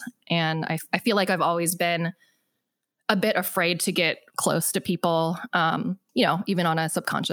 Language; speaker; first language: English; native; English